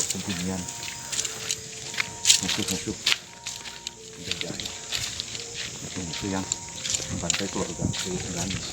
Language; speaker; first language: Indonesian; native; Indonesian